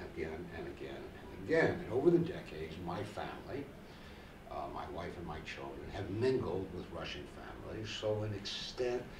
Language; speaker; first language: English; native; English